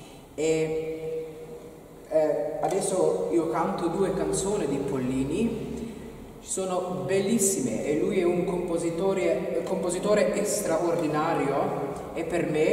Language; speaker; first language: Italian; non-native, fluent; Slovenian